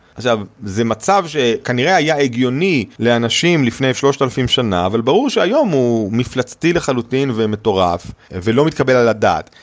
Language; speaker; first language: Hebrew; native; Hebrew